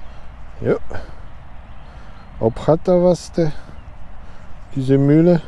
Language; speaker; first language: German; non-native, learner; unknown